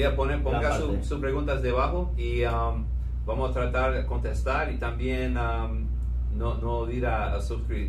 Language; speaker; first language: Spanish; non-native, fluent; English